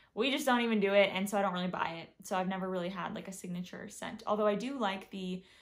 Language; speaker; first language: English; native; English